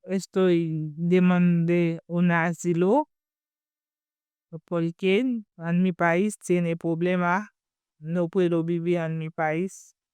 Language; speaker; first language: Spanish; non-native, learner; Haitian Creole